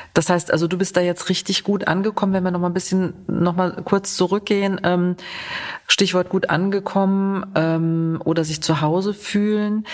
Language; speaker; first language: German; native; German